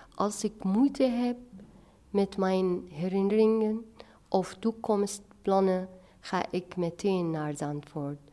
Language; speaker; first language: Dutch; non-native, fluent; Arabic